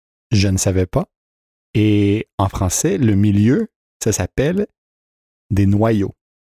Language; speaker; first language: French; early bilingual, heritage; French